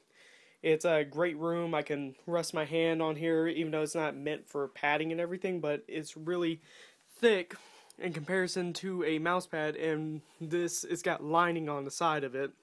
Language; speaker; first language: English; native; English